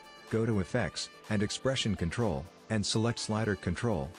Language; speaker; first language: English; non-native, fluent; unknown